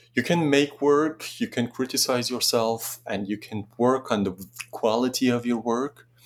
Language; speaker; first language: English; non-native, fluent; Persian